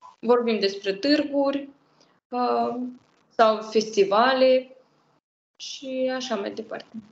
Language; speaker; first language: Romanian; non-native, fluent; Russian